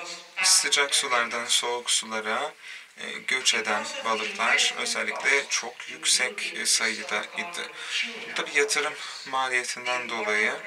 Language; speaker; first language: Turkish; native; Turkish